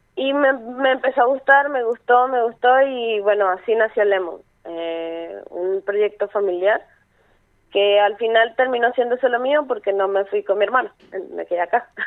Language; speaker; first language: Spanish; native; Spanish